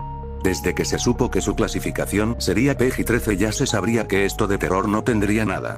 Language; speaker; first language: Spanish; native; Spanish